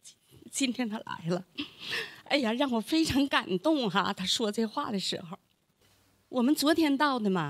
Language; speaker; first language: Chinese; native; Chinese